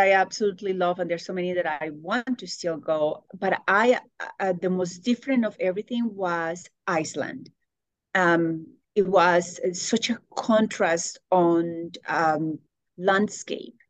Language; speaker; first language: English; non-native, fluent; Spanish